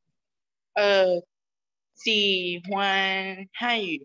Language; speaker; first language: Chinese; non-native, learner; Thai